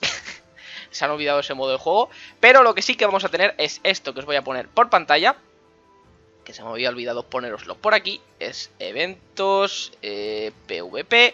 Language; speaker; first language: Spanish; native; Spanish